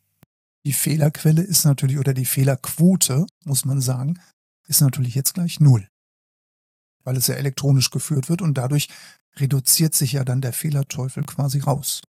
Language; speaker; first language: German; native; German